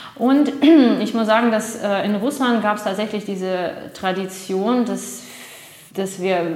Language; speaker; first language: German; non-native, fluent; Russian